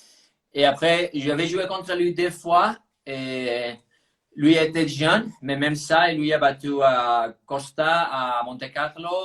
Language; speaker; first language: French; non-native, fluent; Spanish